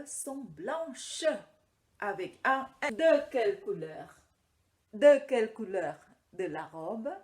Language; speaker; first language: French; non-native, fluent; Khmer